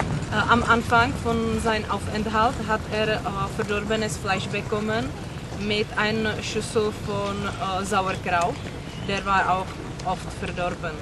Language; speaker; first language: German; non-native, learner; Czech